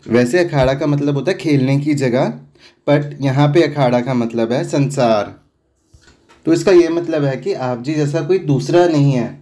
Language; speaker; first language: Hindi; non-native, local second language; Punjabi